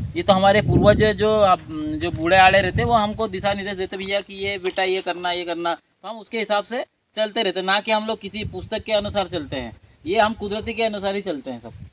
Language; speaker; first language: Hindi; non-native, local second language; Bhili